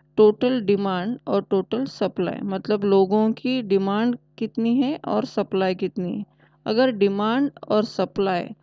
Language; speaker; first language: Hindi; non-native, local second language; Marathi